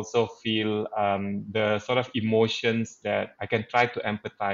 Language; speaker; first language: English; non-native, local second language; Malay